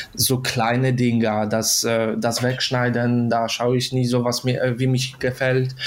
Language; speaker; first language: German; non-native, fluent; Polish